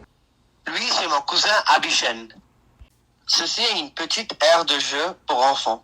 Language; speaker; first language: French; non-native, learner; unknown